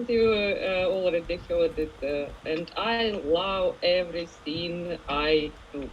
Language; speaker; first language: English; non-native, learner; Ukrainian